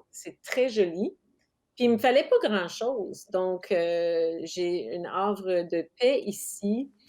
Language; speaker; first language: French; non-native, local second language; English